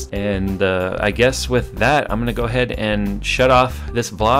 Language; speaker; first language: English; native; English